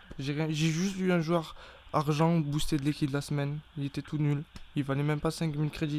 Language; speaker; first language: French; native; French